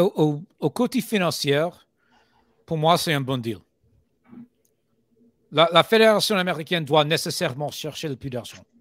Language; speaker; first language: French; non-native, fluent; English